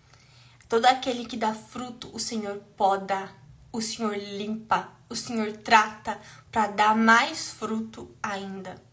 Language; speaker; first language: Portuguese; native; Portuguese